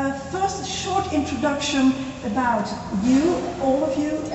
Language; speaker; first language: English; non-native, fluent; Dutch